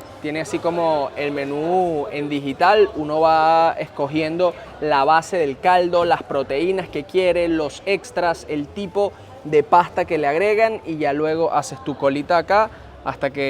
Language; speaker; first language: Spanish; native; Spanish